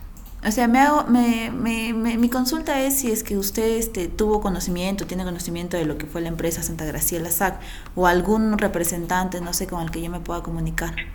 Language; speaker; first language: Spanish; native; Spanish